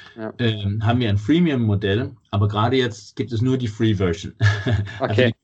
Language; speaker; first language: German; non-native, fluent; Danish